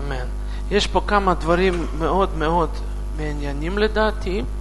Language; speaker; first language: Hebrew; non-native, learner; Russian